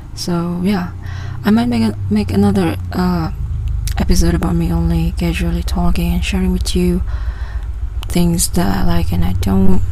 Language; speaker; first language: English; non-native, local second language; Malay